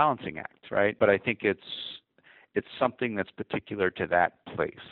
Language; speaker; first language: English; native; English